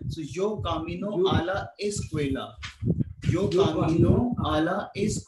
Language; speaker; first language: Spanish; non-native, fluent; Hindi